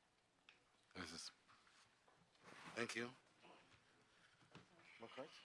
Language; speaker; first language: English; native; English